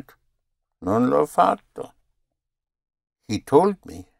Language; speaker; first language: Italian; non-native, fluent; English